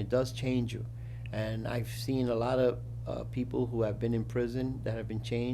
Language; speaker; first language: English; native; English